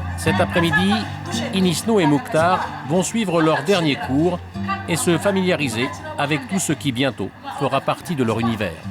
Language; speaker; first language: French; native; French